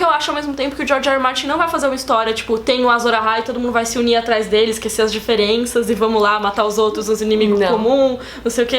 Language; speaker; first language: Portuguese; native; Portuguese